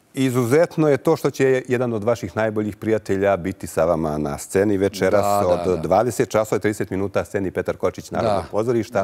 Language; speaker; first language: Bosnian; native; Bosnian